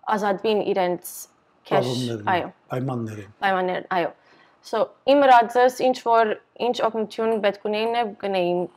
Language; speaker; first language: Armenian; early bilingual, heritage; Armenian